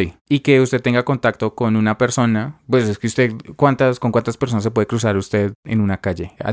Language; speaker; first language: Spanish; native; Spanish